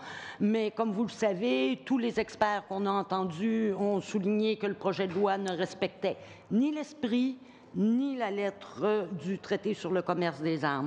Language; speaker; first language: French; native; French